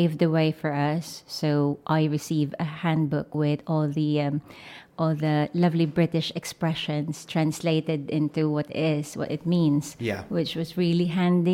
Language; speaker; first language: English; non-native, local second language; Filipino